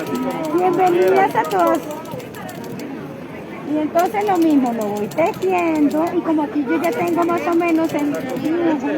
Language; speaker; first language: Spanish; native; Spanish